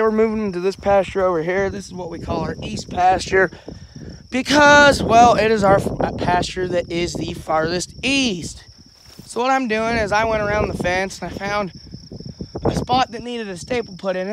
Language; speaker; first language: English; native; English